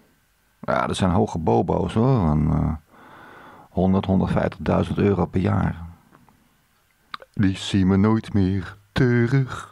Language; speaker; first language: Dutch; native; Dutch